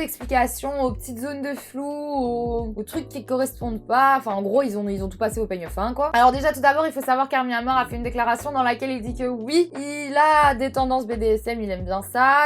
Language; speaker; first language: French; native; French